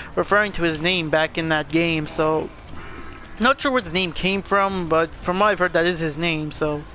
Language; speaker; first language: English; native; English